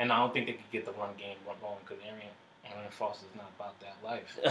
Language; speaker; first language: English; native; English